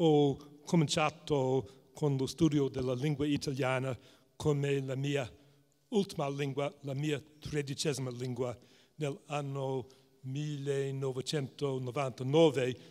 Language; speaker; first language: Italian; non-native, fluent; English